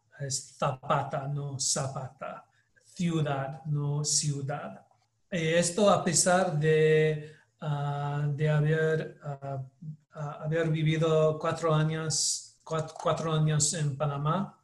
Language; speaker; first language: Spanish; non-native, learner; English